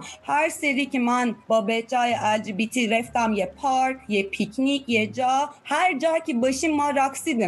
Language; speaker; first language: Persian; non-native, fluent; Turkish